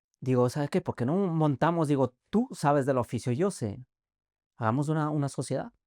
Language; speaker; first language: Spanish; native; Spanish